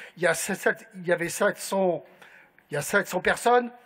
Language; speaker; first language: French; native; French